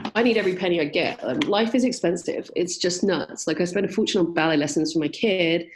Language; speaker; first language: English; native; English